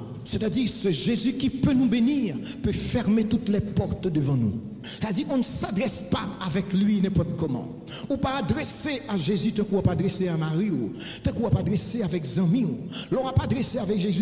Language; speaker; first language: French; non-native, local second language; Haitian Creole